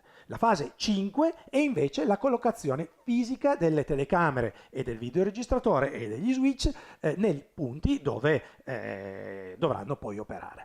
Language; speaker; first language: Italian; native; Italian